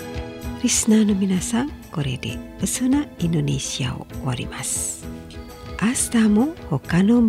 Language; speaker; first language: Japanese; non-native, fluent; Indonesian